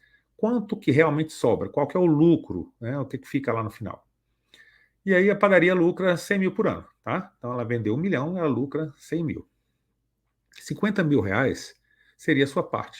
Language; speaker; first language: Portuguese; native; Portuguese